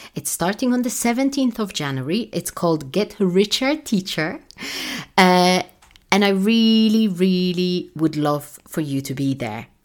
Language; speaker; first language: English; non-native, fluent; Polish